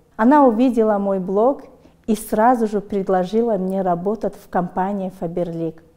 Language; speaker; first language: Russian; non-native, local second language; Tajik